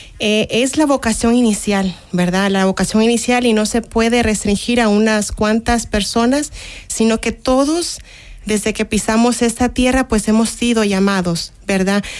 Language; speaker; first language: Spanish; native; Spanish